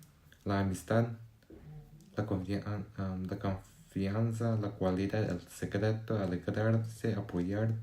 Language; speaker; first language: Spanish; non-native, learner; English